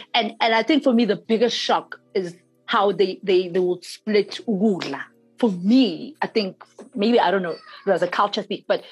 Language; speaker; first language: English; non-native, local second language; Zulu